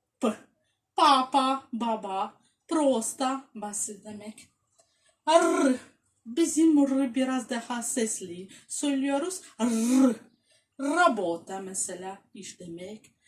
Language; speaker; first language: Turkish; non-native, fluent; Russian